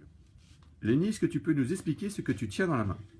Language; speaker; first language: French; native; French